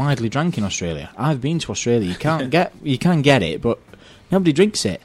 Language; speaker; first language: English; native; English